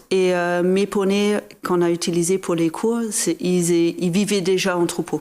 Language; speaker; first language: French; non-native, fluent; German